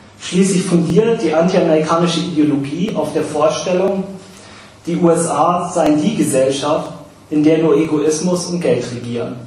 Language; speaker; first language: German; early bilingual, other home language; English